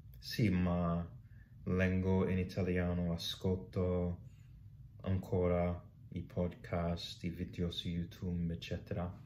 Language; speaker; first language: Italian; non-native, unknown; English